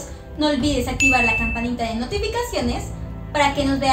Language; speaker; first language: Spanish; native; Spanish